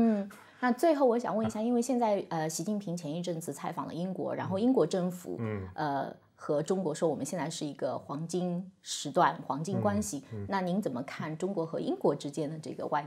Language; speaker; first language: Chinese; native; Chinese